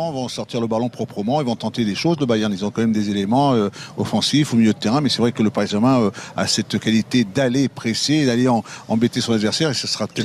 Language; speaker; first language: French; native; French